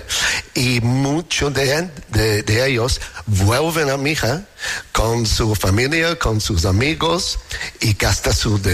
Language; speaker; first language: Spanish; non-native, learner; English